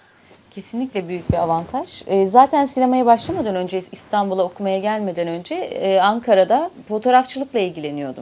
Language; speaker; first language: Turkish; native; Turkish